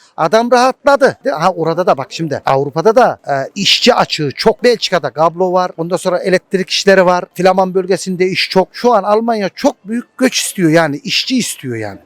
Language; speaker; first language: Turkish; early bilingual, heritage; Turkish